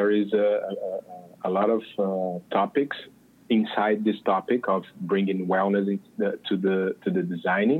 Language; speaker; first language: English; non-native, fluent; Portuguese